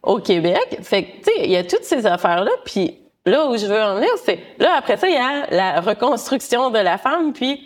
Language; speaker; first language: French; native; French